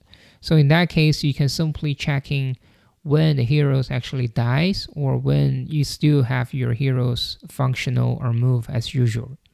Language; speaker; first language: English; non-native, fluent; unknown